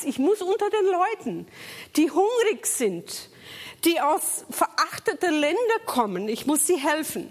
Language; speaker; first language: German; non-native, fluent; Portuguese